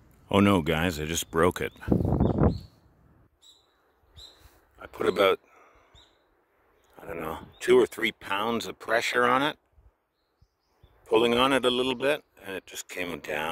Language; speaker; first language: English; native; English